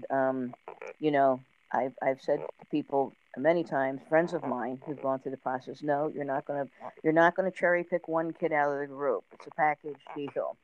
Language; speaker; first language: English; native; English